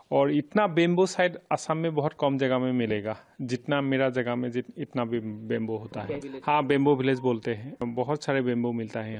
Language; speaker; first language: Hindi; non-native, local second language; Assamese